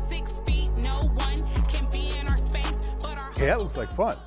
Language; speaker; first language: English; native; English